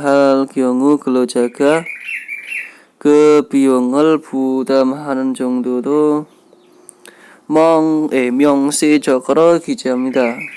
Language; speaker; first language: Korean; non-native, learner; Indonesian